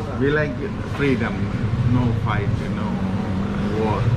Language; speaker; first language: English; non-native, learner; Tamil